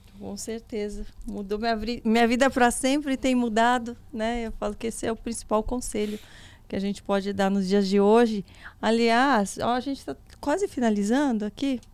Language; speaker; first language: Portuguese; native; Portuguese